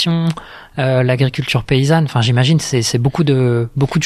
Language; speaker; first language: French; native; French